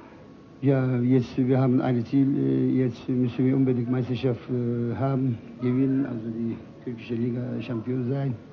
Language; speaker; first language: German; non-native, fluent; Turkish